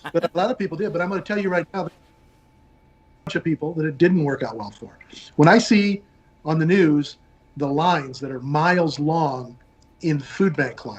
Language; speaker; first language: English; native; English